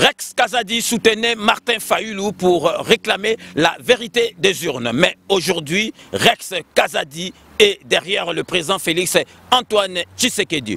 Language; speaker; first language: French; non-native, local second language; Lingala